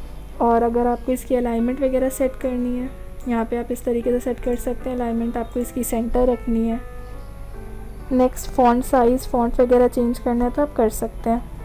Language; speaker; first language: Hindi; native; Hindi